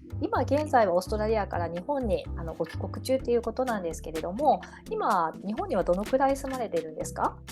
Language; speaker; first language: Japanese; native; Japanese